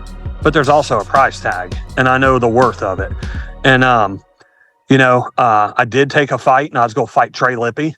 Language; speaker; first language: English; native; English